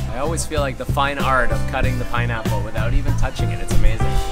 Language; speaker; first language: English; native; English